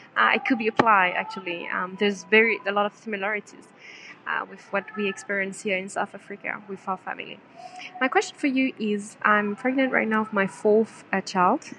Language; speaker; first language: English; non-native, fluent; French